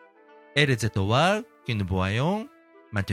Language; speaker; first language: French; non-native, learner; Japanese